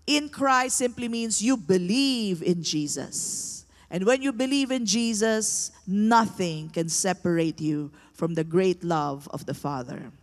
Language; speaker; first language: English; non-native, local second language; Filipino